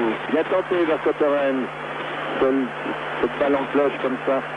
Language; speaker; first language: French; native; French